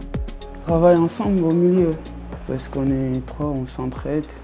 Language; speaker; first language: French; non-native, local second language; Wolof